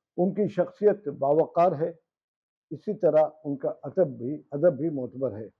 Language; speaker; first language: Urdu; native; Urdu